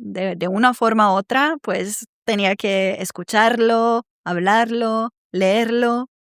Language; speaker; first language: Spanish; non-native, fluent; Serbian